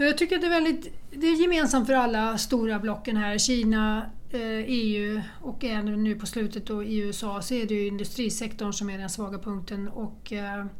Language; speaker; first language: Swedish; native; Swedish